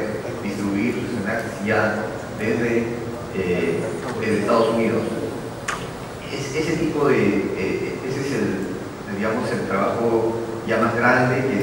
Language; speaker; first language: Spanish; native; Spanish